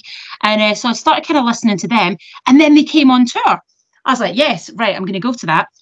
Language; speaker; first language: English; native; English